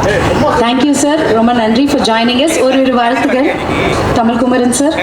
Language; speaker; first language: Tamil; native; Tamil